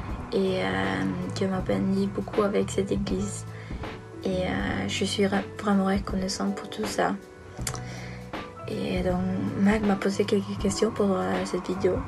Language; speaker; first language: French; non-native, learner; Norwegian